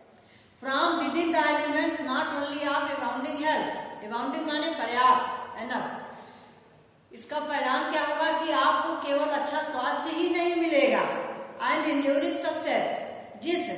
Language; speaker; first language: Hindi; native; Hindi